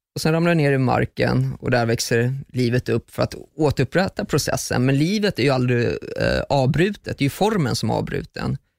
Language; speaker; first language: Swedish; early bilingual, other home language; German